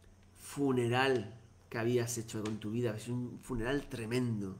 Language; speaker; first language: Spanish; native; Spanish